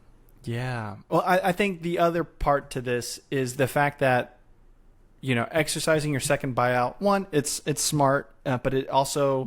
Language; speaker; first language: English; native; English